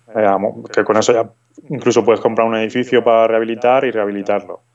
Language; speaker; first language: Spanish; native; Spanish